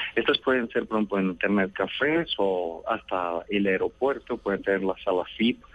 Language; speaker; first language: Spanish; non-native, fluent; Russian